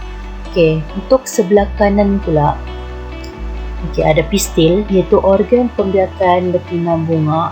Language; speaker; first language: Malay; native; Malay